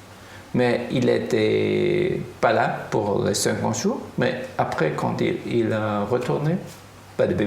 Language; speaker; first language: French; non-native, fluent; German